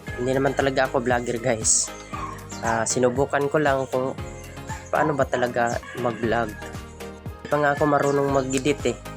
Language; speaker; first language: Filipino; non-native, local second language; Cebuano